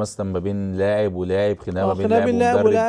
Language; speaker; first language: Arabic; native; Arabic